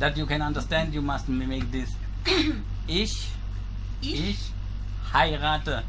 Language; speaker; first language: English; non-native, learner; German